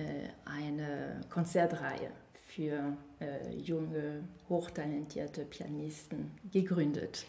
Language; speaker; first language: German; non-native, fluent; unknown